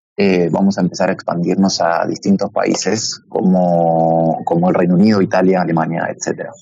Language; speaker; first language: Spanish; native; Spanish